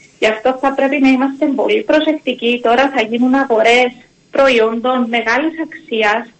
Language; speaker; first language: Greek; native; Greek